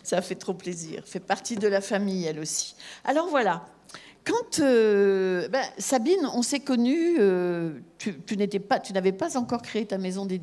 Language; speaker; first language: French; native; French